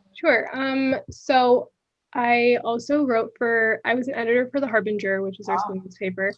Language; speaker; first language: English; native; English